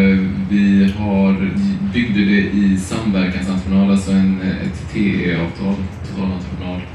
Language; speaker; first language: Swedish; native; Swedish